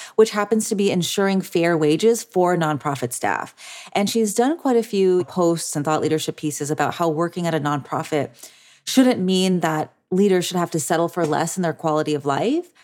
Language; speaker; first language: English; native; English